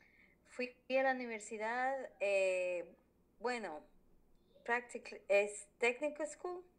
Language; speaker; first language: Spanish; early bilingual, heritage; Spanish